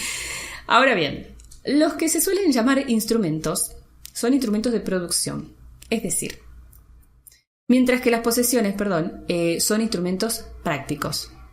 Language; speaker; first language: Spanish; native; Spanish